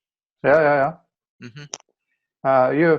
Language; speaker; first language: English; non-native, fluent; Swedish